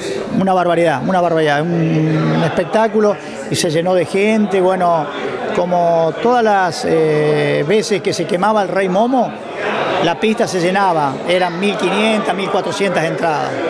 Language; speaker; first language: Spanish; native; Spanish